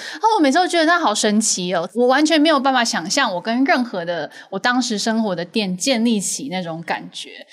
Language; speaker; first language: Chinese; native; Chinese